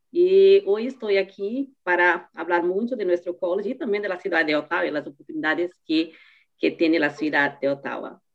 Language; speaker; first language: Spanish; non-native, learner; Portuguese